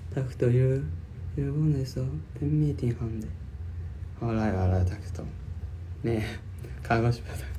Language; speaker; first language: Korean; non-native, learner; Japanese